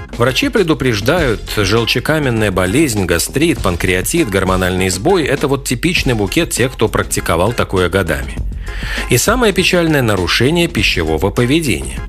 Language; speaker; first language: Russian; native; Russian